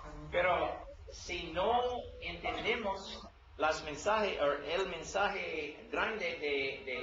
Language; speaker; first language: Spanish; non-native, learner; English